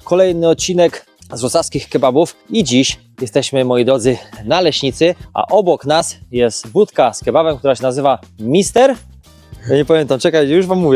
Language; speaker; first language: Polish; native; Polish